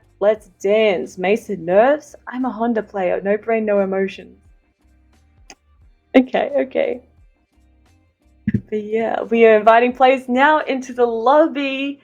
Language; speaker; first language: English; native; English